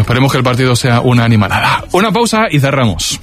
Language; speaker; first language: Spanish; native; Spanish